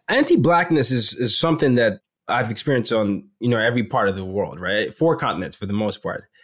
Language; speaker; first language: English; non-native, local second language; Yoruba